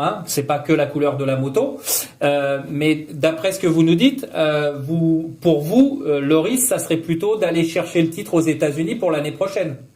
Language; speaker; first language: French; native; French